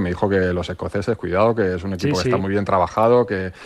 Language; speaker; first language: Spanish; native; Spanish